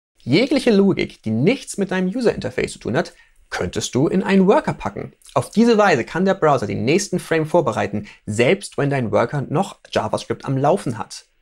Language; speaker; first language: German; native; German